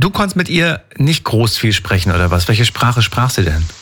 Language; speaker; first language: German; native; German